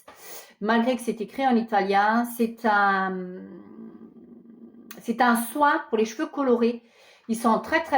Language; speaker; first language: French; native; French